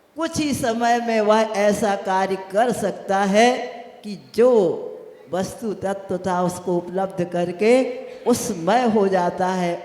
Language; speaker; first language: Hindi; native; Hindi